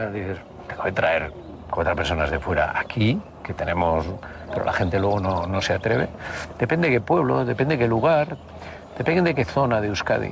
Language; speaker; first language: Spanish; native; Spanish